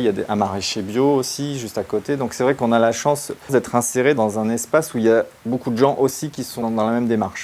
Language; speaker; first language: French; native; French